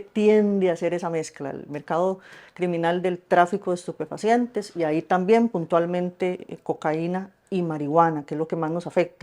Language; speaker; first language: Spanish; native; Spanish